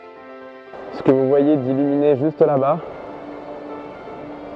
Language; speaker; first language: French; native; French